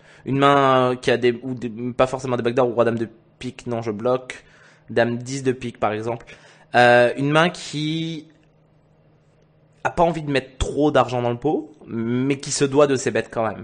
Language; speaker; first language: French; native; French